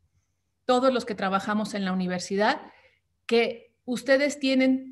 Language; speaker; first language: Spanish; native; Spanish